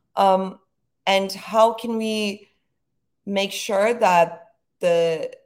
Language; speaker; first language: English; non-native, fluent; Turkish